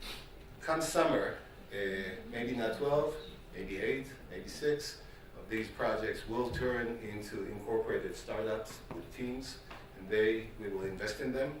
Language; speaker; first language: English; non-native, fluent; Hebrew